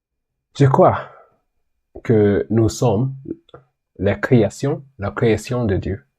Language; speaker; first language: French; non-native, learner; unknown